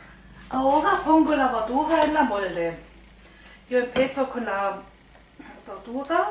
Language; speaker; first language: Spanish; non-native, learner; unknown